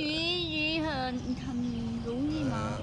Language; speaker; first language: Chinese; non-native, learner; Vietnamese